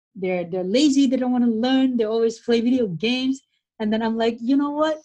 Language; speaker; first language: English; non-native, fluent; Lao